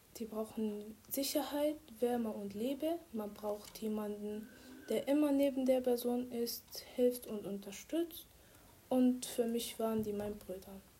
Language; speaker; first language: German; non-native, fluent; Arabic